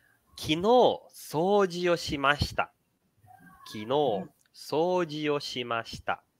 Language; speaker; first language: Japanese; non-native, fluent; Portuguese